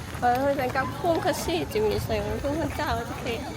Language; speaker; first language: Korean; non-native, learner; Lao